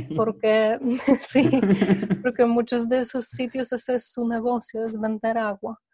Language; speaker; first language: Spanish; non-native, fluent; Polish